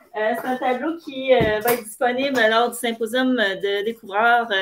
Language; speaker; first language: French; native; French